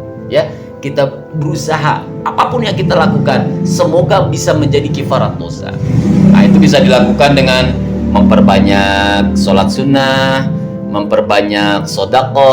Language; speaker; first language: Indonesian; native; Indonesian